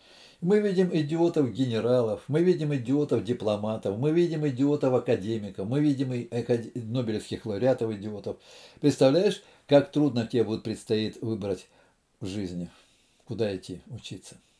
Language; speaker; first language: Russian; native; Russian